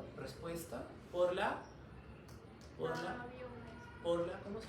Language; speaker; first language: Spanish; native; Spanish